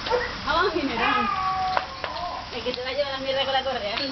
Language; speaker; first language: Spanish; native; Spanish